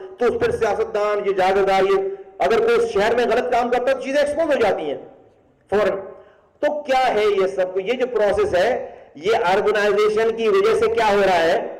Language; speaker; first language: Urdu; native; Urdu